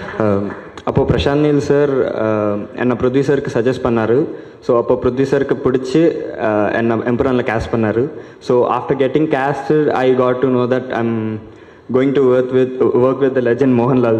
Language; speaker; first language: Tamil; non-native, learner; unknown